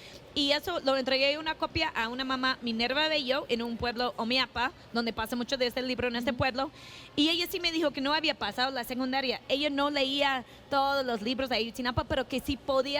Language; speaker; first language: Spanish; non-native, fluent; English